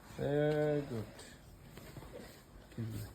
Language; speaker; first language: German; non-native, learner; Ukrainian